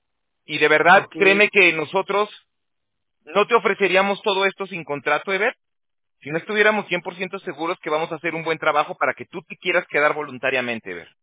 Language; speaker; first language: Spanish; native; Spanish